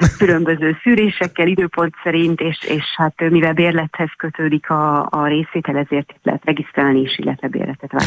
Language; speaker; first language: Hungarian; native; Hungarian